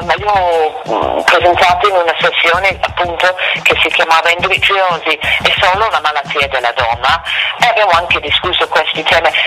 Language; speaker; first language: Italian; non-native, fluent; English